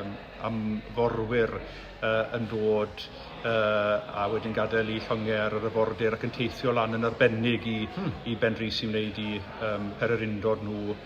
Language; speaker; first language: Welsh; native; Welsh